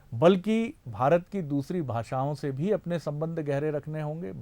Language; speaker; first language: Hindi; native; Hindi